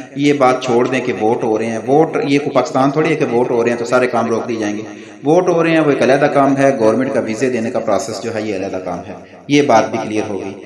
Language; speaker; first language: Urdu; non-native, local second language; Punjabi